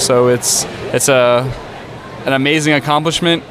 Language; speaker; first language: English; native; English